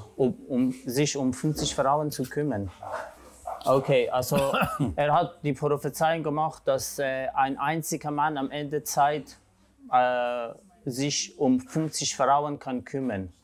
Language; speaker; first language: German; non-native, fluent; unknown